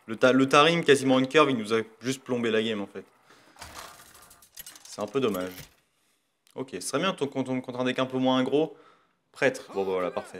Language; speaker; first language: French; native; French